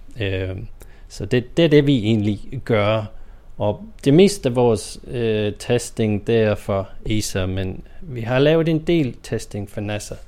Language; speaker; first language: Danish; non-native, fluent; English